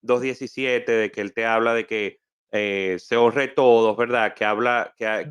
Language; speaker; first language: Spanish; native; Spanish